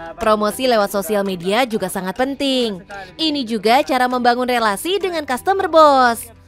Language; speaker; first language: Indonesian; native; Indonesian